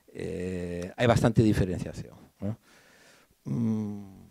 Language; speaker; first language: Spanish; native; Spanish